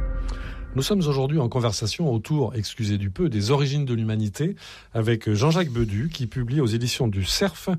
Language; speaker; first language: French; native; French